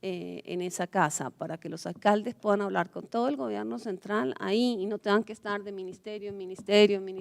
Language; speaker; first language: Spanish; native; Spanish